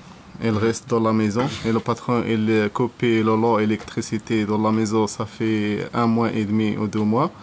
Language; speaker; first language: French; non-native, learner; Arabic